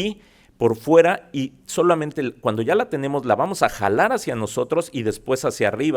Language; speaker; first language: Spanish; native; Spanish